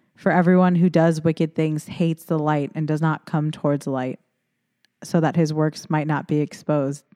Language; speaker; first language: English; early bilingual, other home language; Filipino